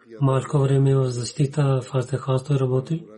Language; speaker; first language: Bulgarian; non-native, learner; Urdu